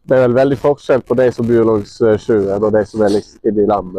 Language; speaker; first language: Norwegian; native; Norwegian